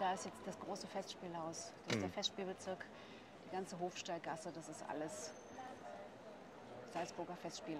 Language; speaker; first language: German; native; German